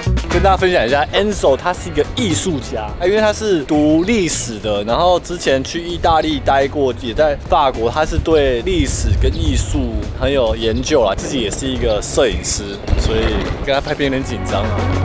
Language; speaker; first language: Chinese; native; Chinese